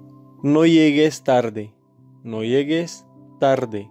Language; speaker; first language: Spanish; non-native, learner; Arabic